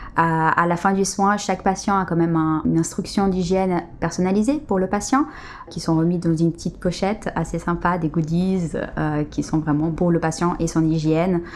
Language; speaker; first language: French; early bilingual, other home language; Portuguese